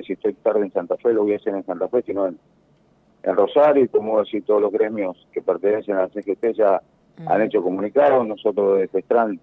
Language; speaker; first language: Spanish; native; Spanish